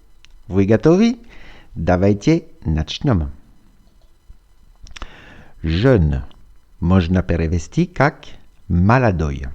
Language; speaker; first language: Russian; non-native, fluent; French